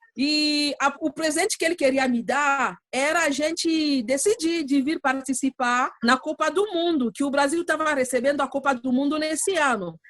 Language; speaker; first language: Portuguese; non-native, learner; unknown